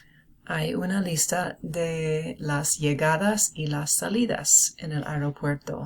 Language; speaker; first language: Spanish; non-native, fluent; English